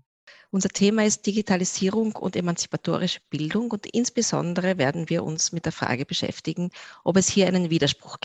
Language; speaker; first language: German; native; German